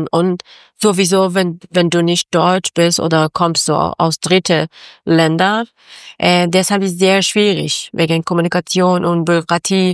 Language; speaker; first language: German; non-native, learner; Persian